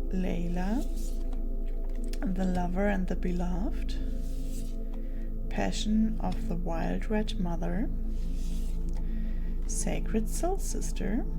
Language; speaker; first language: English; non-native, fluent; German